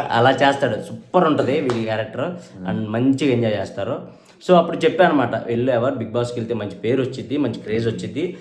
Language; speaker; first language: Telugu; native; Telugu